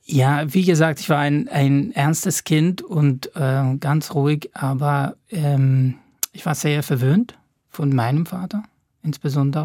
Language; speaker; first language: German; non-native, fluent; Arabic